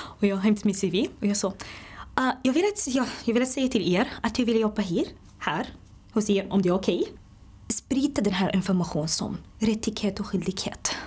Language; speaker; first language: Swedish; non-native, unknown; Somali